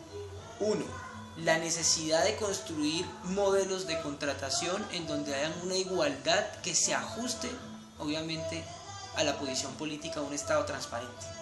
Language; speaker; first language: Spanish; native; Spanish